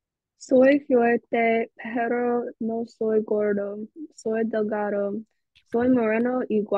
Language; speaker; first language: Spanish; non-native, learner; English